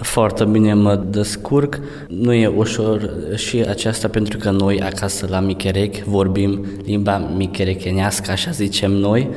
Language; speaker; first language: Romanian; early bilingual, heritage; Romanian